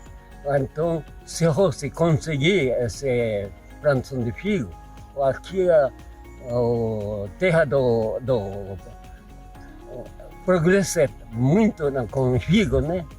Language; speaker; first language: Portuguese; non-native, learner; Japanese